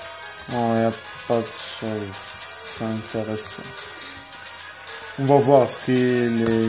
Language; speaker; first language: French; non-native, fluent; Arabic